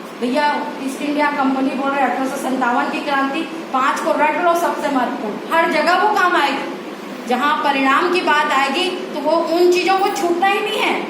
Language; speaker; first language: Hindi; non-native, local second language; Chhattisgarhi